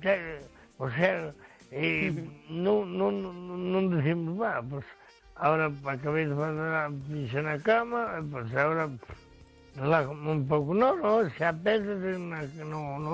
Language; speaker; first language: Spanish; non-native, local second language; Galician